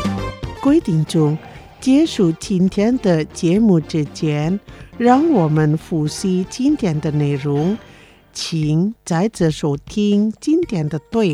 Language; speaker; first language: Chinese; non-native, fluent; Indonesian